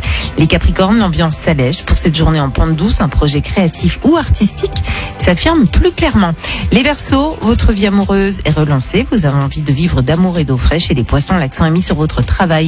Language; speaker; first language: French; native; French